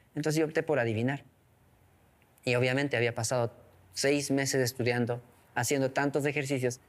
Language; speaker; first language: Spanish; non-native, local second language; Quechua